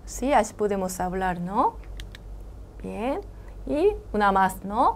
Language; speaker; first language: Spanish; non-native, learner; Korean